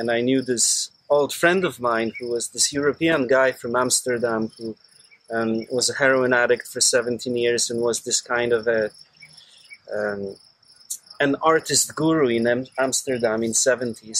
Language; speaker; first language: English; non-native, fluent; Polish